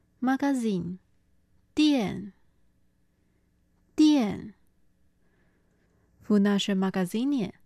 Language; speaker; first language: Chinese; non-native, fluent; Russian